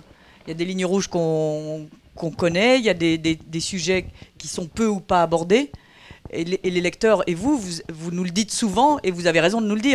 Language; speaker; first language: French; native; French